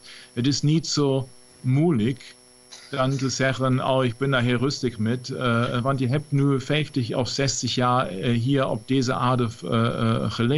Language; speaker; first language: Dutch; non-native, fluent; German